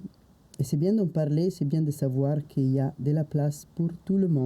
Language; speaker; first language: French; non-native, fluent; Italian